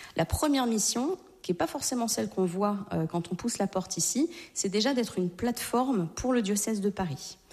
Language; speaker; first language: French; native; French